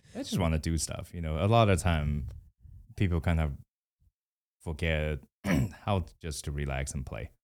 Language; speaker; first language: English; non-native, fluent; Chinese